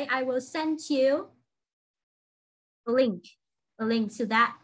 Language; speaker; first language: English; non-native, fluent; Vietnamese